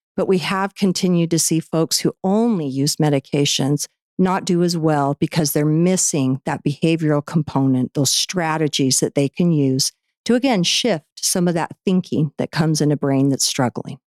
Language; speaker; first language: English; native; English